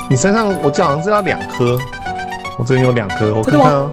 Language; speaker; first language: Chinese; native; Chinese